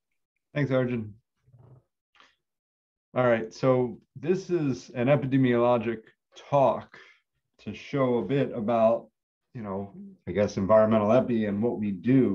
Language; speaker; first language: English; native; English